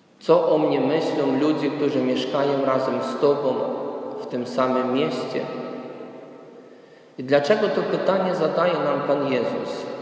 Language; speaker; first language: Polish; non-native, fluent; Ukrainian